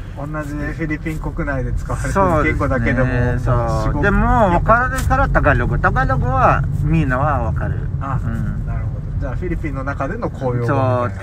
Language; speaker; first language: Japanese; non-native, learner; Filipino